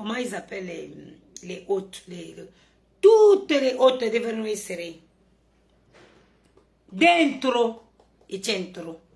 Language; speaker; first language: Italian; non-native, learner; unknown